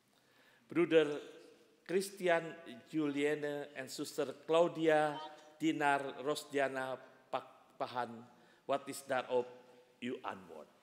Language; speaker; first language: Dutch; non-native, fluent; Indonesian